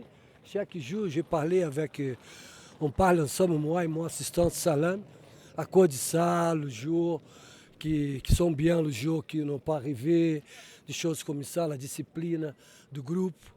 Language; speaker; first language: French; non-native, learner; Portuguese